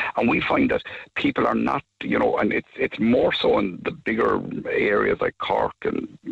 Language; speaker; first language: English; native; English